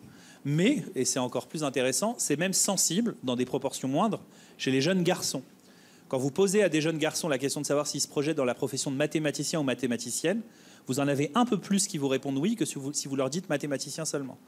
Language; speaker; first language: French; native; French